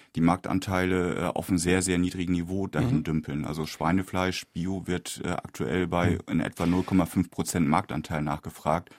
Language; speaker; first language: German; native; German